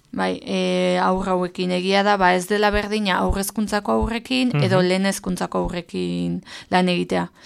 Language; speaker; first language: Basque; native; Basque